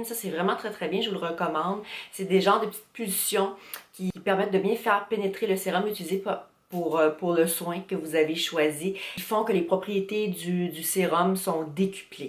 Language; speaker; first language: French; native; French